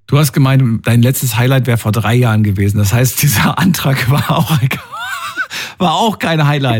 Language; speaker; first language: German; native; German